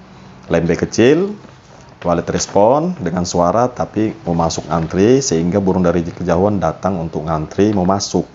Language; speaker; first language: Indonesian; native; Indonesian